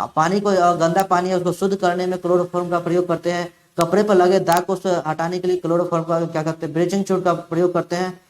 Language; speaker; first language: Hindi; native; Hindi